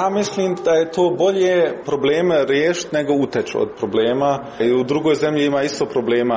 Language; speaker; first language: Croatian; early bilingual, heritage; Croatian